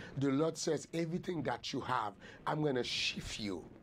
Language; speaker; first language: English; non-native, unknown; Haitian Creole